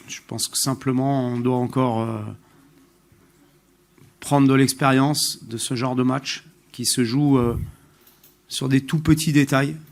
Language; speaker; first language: French; native; French